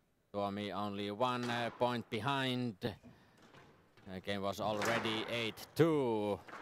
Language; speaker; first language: English; non-native, fluent; Finnish